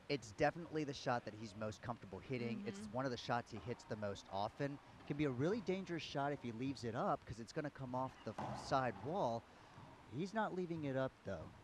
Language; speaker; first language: English; native; English